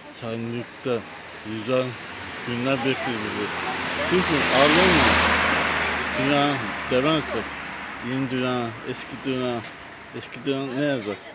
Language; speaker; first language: Turkish; non-native, learner; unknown